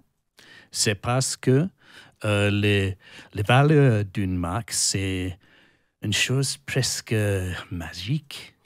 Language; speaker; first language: French; non-native, learner; English